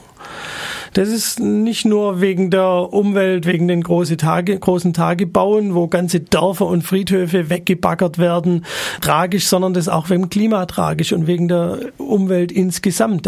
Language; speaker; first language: German; native; German